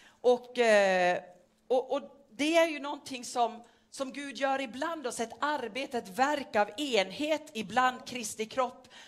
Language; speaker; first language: Swedish; non-native, fluent; Norwegian